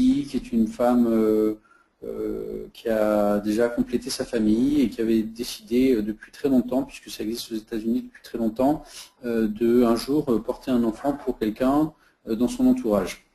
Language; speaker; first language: French; native; French